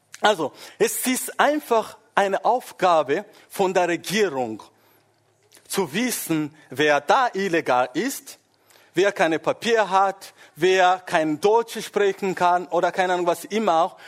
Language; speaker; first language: German; non-native, fluent; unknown